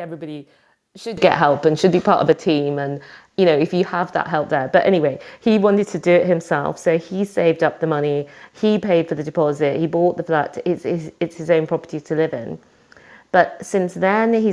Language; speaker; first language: English; native; English